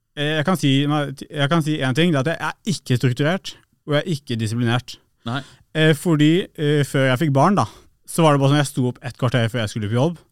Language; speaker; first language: Norwegian; early bilingual, other home language; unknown